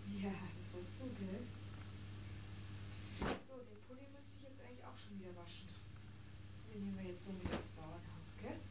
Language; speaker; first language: German; native; German